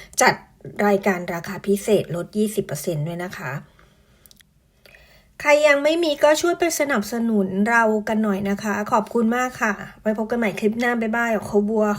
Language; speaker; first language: Thai; native; Thai